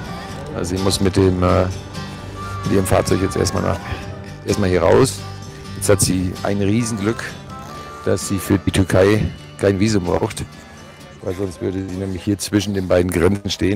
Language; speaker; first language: German; native; German